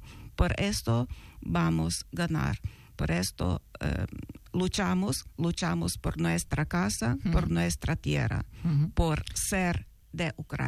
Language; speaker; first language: Spanish; non-native, learner; Ukrainian